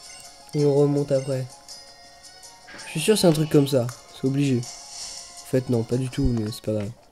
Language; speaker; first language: French; native; French